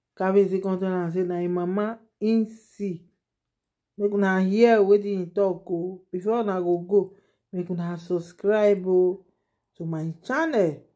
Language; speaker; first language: Nigerian Pidgin; non-native, local second language; Yoruba